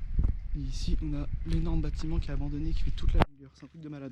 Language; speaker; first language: French; native; French